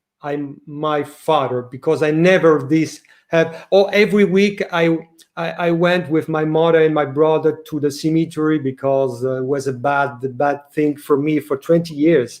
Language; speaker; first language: English; non-native, learner; French